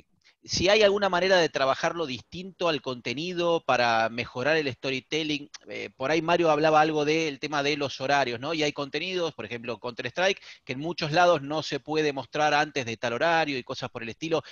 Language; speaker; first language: Spanish; native; Spanish